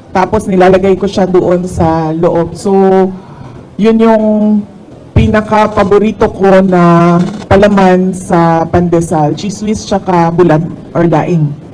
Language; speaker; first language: Filipino; non-native, local second language; Cebuano